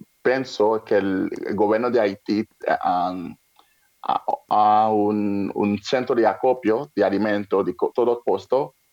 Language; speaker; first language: Italian; non-native, learner; French